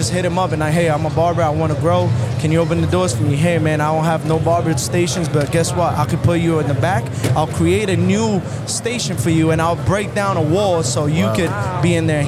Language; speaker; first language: English; early bilingual, other home language; Spanish